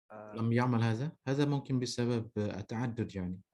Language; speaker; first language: Arabic; non-native, fluent; Indonesian